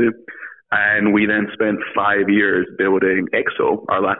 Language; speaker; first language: English; native; English